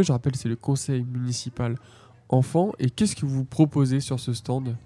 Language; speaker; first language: French; native; French